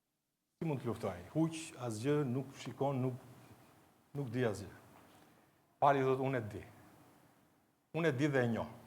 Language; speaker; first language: Albanian; native; Albanian